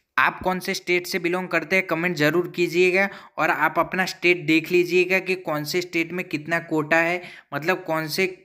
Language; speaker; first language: Hindi; non-native, local second language; Gujarati